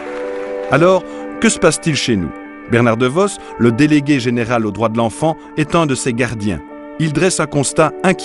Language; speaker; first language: French; native; French